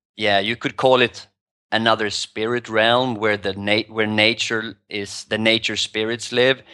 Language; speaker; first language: English; non-native, fluent; Swedish